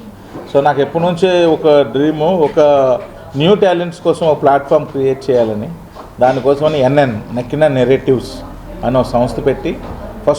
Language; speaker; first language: Telugu; native; Telugu